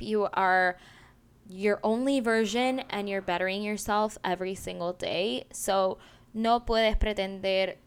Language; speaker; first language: English; non-native, local second language; Spanish